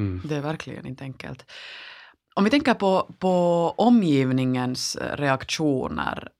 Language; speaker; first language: Swedish; native; Swedish